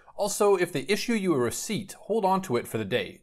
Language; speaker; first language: English; native; English